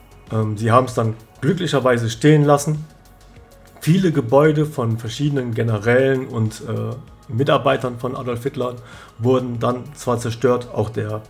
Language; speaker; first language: German; native; German